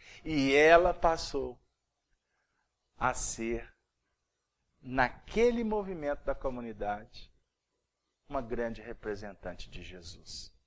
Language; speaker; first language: Portuguese; native; Portuguese